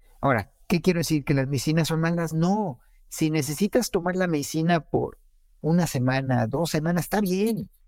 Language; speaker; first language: Spanish; native; Spanish